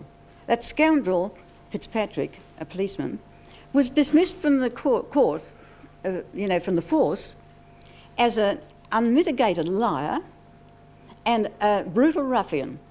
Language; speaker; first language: English; native; English